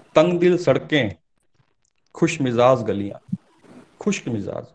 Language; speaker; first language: Hindi; native; Hindi